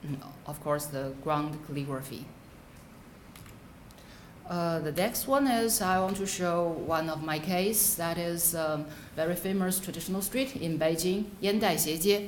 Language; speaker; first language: English; non-native, fluent; Chinese